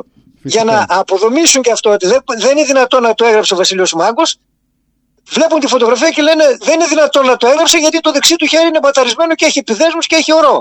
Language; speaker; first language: Greek; native; Greek